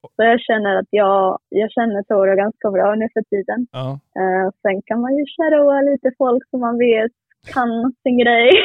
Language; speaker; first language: Swedish; non-native, fluent; Spanish